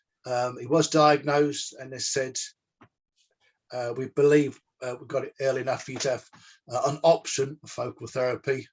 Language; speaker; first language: English; native; English